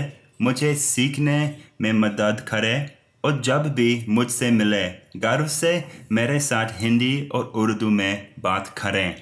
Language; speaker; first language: Hindi; non-native, learner; English